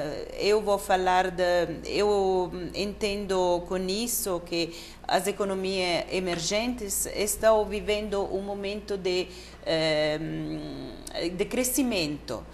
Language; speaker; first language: Portuguese; non-native, fluent; Italian